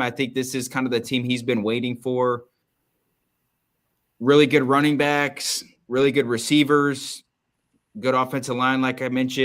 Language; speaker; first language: English; native; English